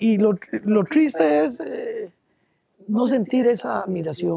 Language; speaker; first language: Spanish; native; Spanish